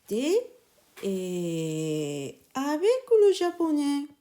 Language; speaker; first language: French; non-native, learner; Japanese